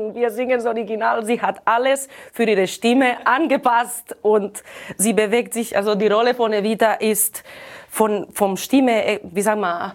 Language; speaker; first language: German; non-native, fluent; Catalan